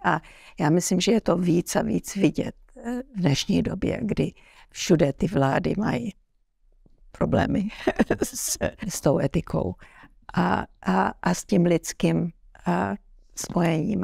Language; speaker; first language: Czech; early bilingual, heritage; Czech